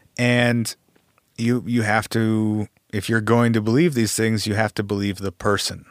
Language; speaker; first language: English; native; English